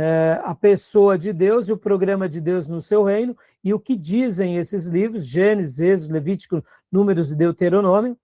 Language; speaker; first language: Portuguese; native; Portuguese